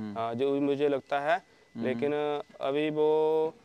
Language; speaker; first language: Hindi; native; Hindi